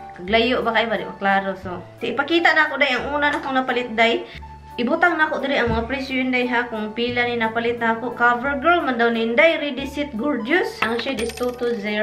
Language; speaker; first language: Cebuano; native; Cebuano